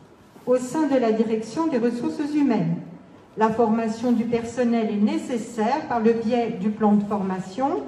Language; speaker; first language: French; native; French